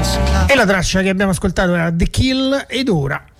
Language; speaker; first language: Italian; native; Italian